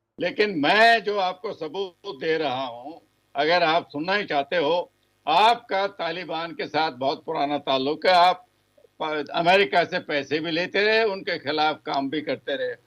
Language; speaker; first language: Hindi; native; Hindi